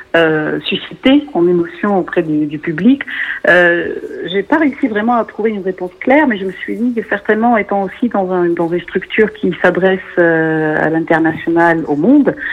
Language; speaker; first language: French; non-native, local second language; Arabic